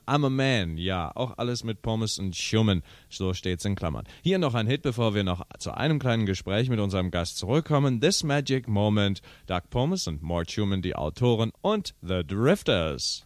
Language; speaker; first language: German; native; German